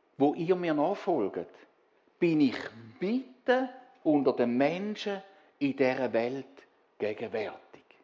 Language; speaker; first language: German; native; German